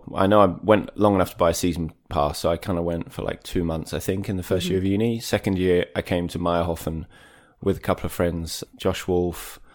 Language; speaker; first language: English; native; English